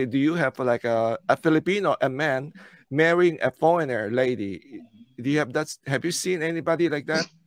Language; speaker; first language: English; non-native, local second language; Filipino